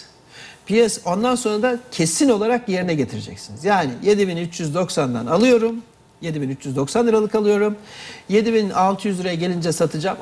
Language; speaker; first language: Turkish; native; Turkish